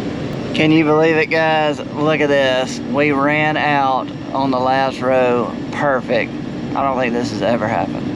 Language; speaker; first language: English; native; English